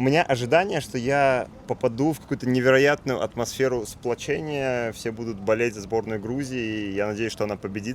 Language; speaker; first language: Russian; native; Russian